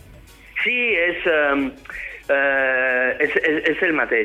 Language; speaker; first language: Catalan; non-native, fluent; French